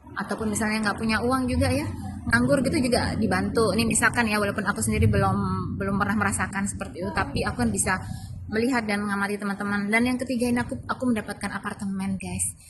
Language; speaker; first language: Indonesian; native; Indonesian